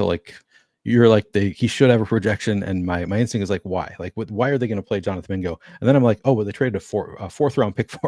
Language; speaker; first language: English; native; English